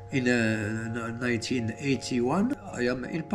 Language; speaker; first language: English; non-native, learner; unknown